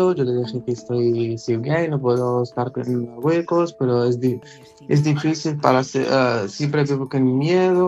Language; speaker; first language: Spanish; non-native, learner; Arabic